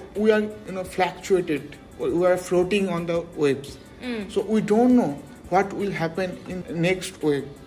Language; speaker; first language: English; non-native, local second language; Bangla